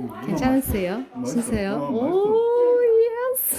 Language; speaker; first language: Korean; non-native, learner; Kazakh